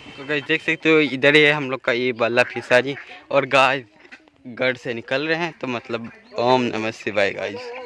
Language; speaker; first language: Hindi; non-native, local second language; Bangla